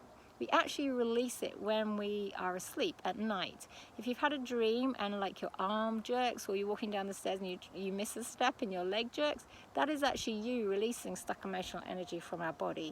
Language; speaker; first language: English; native; English